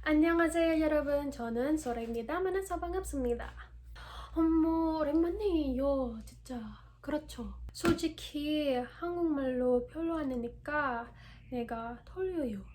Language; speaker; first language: Korean; non-native, learner; English